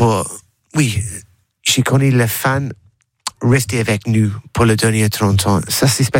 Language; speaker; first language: French; non-native, learner; English